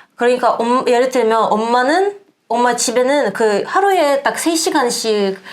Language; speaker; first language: Korean; non-native, fluent; Ukrainian